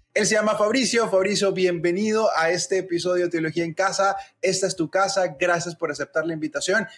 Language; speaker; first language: Spanish; native; Spanish